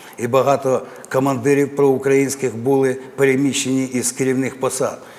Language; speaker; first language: Ukrainian; native; Ukrainian